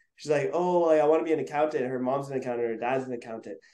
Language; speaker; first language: English; native; English